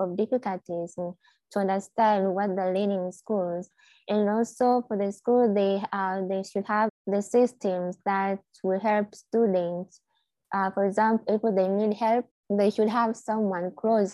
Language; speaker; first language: English; non-native, local second language; Swahili